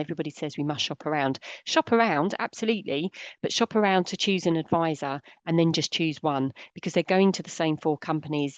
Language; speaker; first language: English; native; English